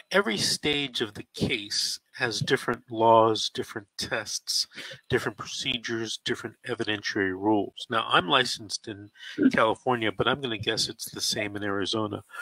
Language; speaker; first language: English; native; English